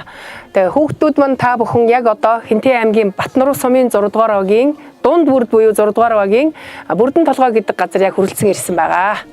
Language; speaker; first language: Mongolian; native; Mongolian